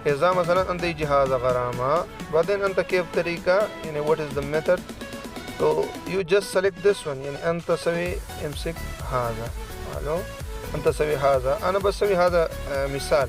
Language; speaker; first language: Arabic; non-native, learner; Pashto